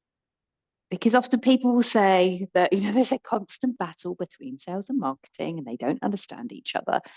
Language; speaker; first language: English; native; English